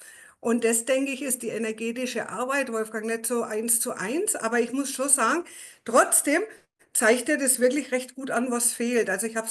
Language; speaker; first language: German; native; German